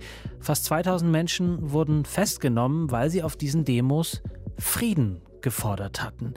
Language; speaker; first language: German; native; German